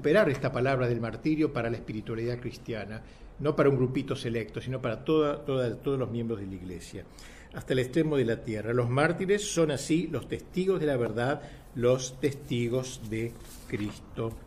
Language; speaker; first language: Spanish; native; Spanish